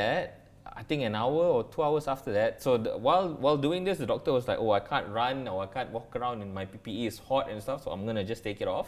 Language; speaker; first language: English; non-native, local second language; Malay